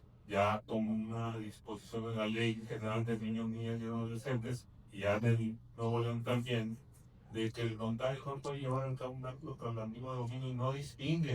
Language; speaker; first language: Spanish; native; Spanish